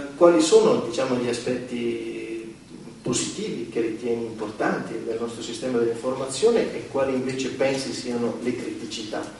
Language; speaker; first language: Italian; native; Italian